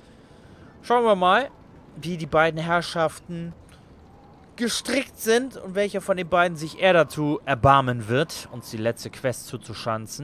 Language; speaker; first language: German; native; German